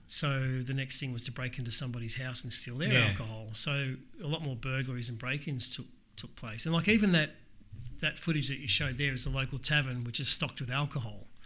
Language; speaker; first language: English; native; English